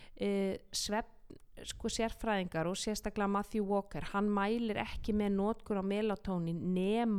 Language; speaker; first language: Icelandic; native; Icelandic